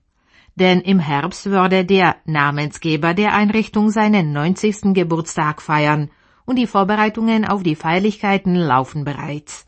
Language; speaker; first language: German; native; German